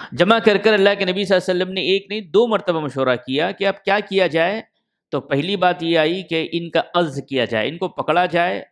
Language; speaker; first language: Urdu; native; Urdu